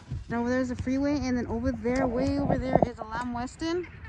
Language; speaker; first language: English; early bilingual, other home language; Spanish